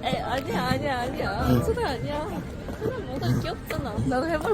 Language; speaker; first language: Korean; non-native, learner; Japanese